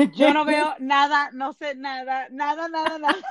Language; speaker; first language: Spanish; early bilingual, heritage; Spanish